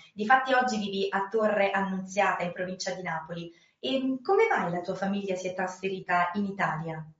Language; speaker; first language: Italian; native; Italian